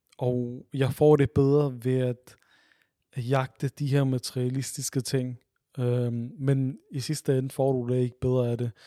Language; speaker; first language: Danish; early bilingual, other home language; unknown